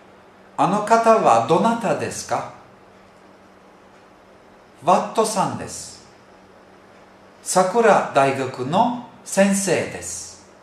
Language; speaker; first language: Japanese; non-native, fluent; Turkish